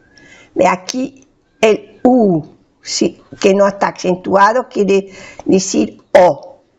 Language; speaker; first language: Spanish; non-native, fluent; French